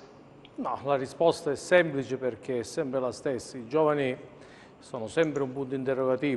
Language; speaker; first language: Italian; native; Italian